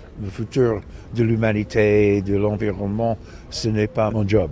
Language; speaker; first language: French; non-native, fluent; English